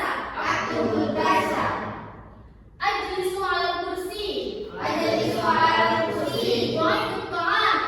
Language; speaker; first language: Arabic; non-native, learner; Indonesian